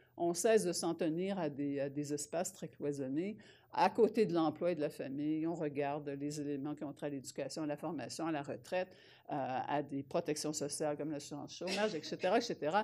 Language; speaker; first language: French; native; French